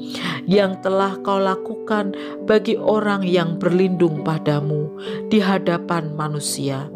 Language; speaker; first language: Indonesian; native; Indonesian